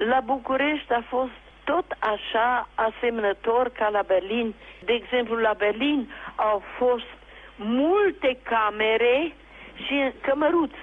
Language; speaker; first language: Romanian; non-native, local second language; German